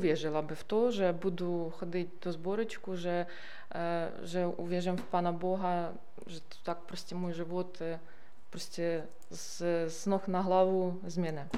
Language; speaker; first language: Czech; non-native, learner; Ukrainian